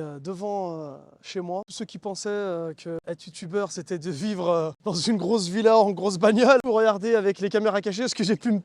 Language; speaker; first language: French; native; French